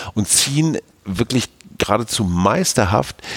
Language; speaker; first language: German; native; German